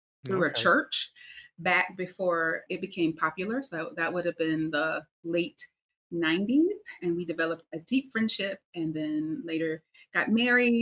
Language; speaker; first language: English; native; English